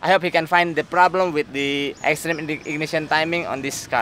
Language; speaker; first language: English; non-native, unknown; Indonesian